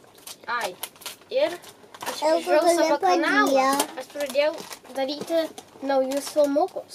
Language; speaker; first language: Lithuanian; early bilingual, heritage; Lithuanian